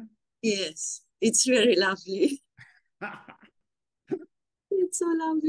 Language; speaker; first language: English; non-native, learner; German